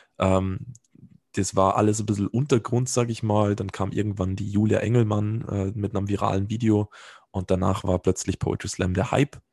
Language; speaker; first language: German; native; German